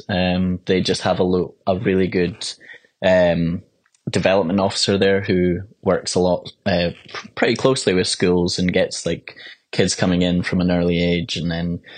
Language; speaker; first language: English; native; English